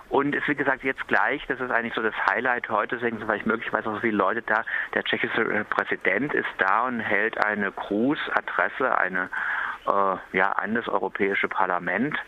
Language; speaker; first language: German; native; German